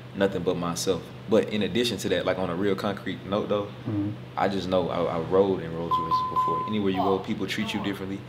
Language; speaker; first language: English; native; English